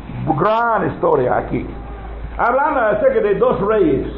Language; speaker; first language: Spanish; non-native, learner; English